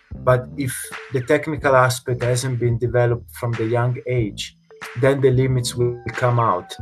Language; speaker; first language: English; non-native, fluent; Italian